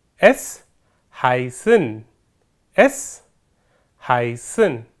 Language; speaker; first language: German; non-native, fluent; Hindi